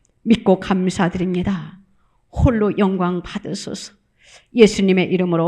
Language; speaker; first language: Korean; native; Korean